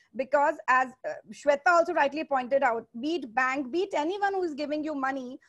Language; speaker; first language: English; non-native, local second language; Hindi